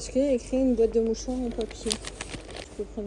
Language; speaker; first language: French; native; French